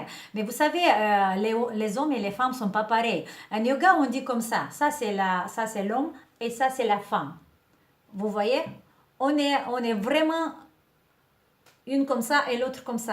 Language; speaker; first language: French; non-native, fluent; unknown